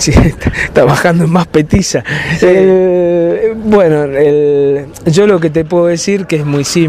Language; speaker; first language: Spanish; native; Spanish